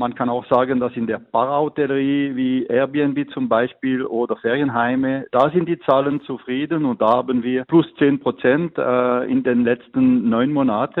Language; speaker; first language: German; non-native, local second language; French